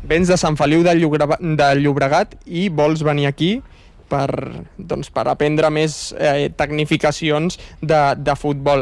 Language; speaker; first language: Catalan; native; Catalan